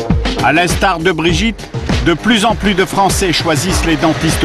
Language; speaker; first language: French; native; French